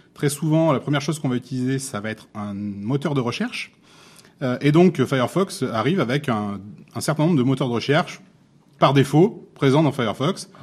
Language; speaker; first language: French; native; French